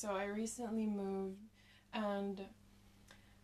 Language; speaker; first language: English; non-native, local second language; Cebuano